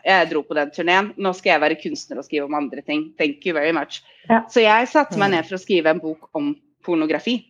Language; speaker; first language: Norwegian; native; Norwegian